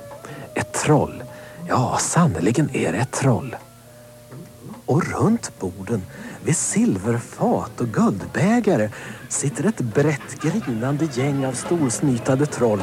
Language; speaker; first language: Swedish; native; Swedish